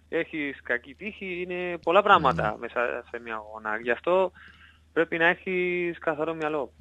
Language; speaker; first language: Greek; non-native, learner; Spanish